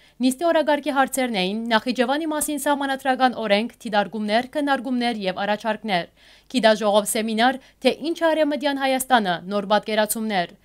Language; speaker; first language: Armenian; early bilingual, heritage; Armenian